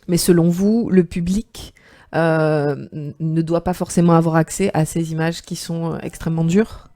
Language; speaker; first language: French; native; French